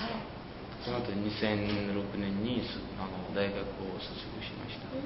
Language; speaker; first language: Japanese; non-native, fluent; Uzbek